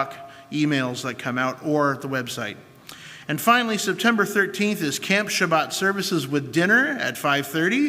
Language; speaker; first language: English; native; English